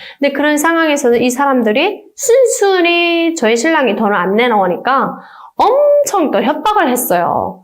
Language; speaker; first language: Korean; native; Korean